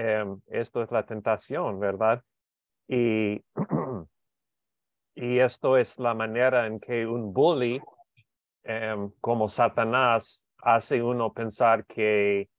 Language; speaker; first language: Spanish; non-native, learner; English